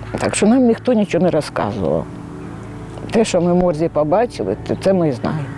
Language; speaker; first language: Ukrainian; native; Ukrainian